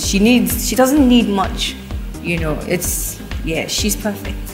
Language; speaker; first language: English; non-native, local second language; Yoruba